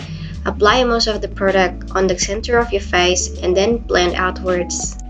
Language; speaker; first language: English; non-native, fluent; Indonesian